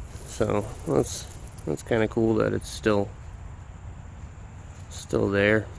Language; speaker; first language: English; native; English